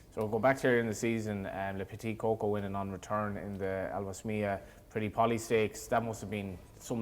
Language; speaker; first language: English; native; English